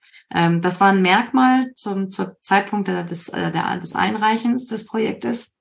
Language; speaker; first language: German; native; German